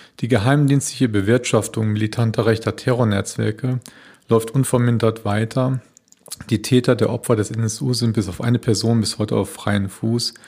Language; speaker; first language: German; native; German